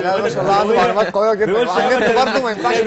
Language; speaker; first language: Arabic; native; Arabic